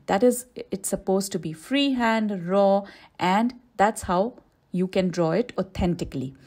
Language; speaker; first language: English; non-native, local second language; Hindi